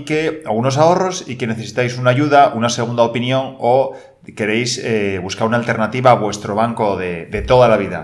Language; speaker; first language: Spanish; native; Spanish